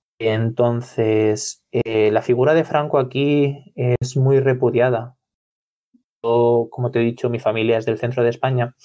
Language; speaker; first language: Spanish; non-native, local second language; Catalan